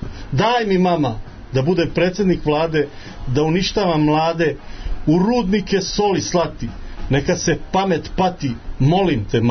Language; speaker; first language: Serbian; native; Serbian